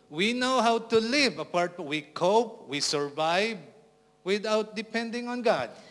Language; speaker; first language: English; non-native, local second language; Filipino